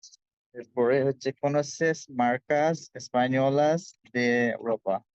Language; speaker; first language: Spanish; non-native, learner; Bangla